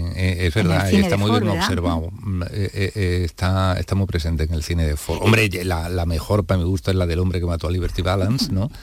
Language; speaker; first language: Spanish; native; Spanish